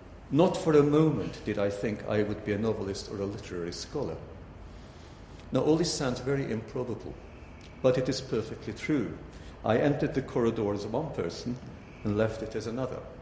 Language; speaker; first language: English; early bilingual, other home language; Hungarian